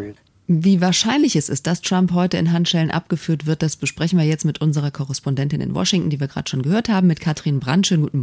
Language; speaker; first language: German; native; German